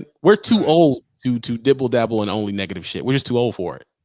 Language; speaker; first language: English; native; English